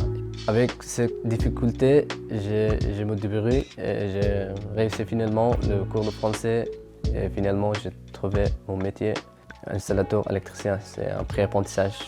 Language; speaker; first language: French; non-native, learner; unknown